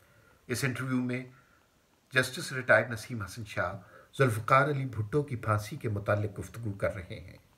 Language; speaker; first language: Urdu; native; Urdu